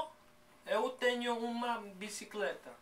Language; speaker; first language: Portuguese; non-native, learner; English